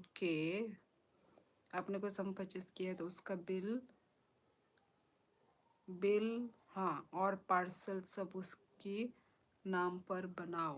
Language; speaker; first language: Hindi; non-native, local second language; Kok Borok